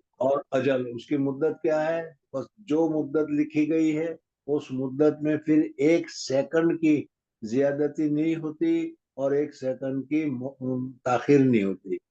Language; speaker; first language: Urdu; non-native, local second language; Gujarati